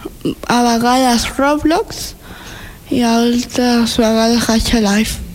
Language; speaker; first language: Catalan; early bilingual, other home language; Spanish